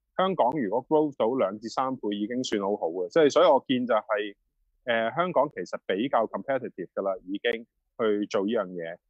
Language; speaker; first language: Cantonese; native; Cantonese